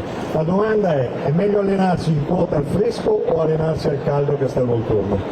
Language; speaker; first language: Italian; native; Italian